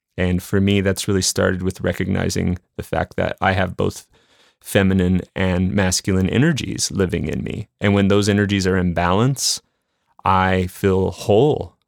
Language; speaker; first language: English; native; English